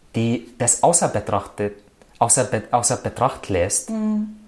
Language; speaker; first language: German; non-native, fluent; Arabic